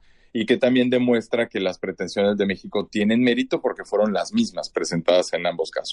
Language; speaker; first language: Spanish; native; Spanish